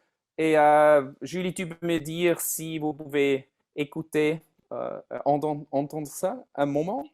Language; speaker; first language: French; non-native, learner; German